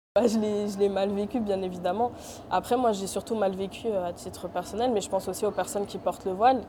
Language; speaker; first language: French; native; French